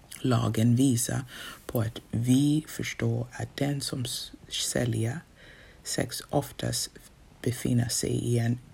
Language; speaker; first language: Swedish; non-native, fluent; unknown